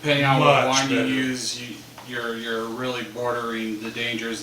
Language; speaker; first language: English; native; English